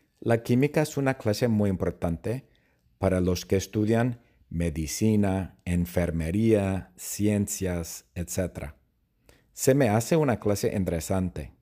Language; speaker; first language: Spanish; non-native, fluent; English